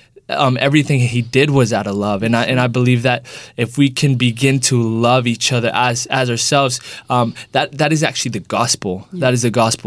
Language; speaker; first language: English; early bilingual, other home language; Spanish